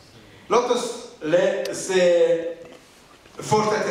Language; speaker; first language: Swedish; non-native, learner; Rundi